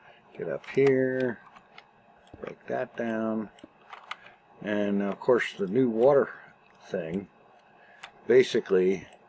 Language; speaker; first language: English; native; English